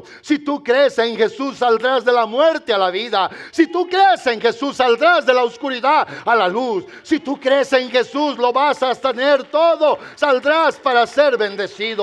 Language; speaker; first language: Spanish; native; Spanish